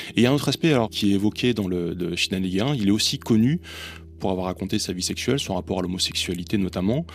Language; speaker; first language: French; native; French